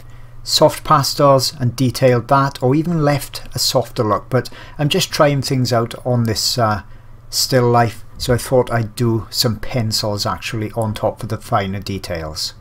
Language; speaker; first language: English; native; English